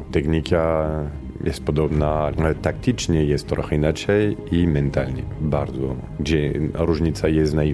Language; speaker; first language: Polish; non-native, fluent; Italian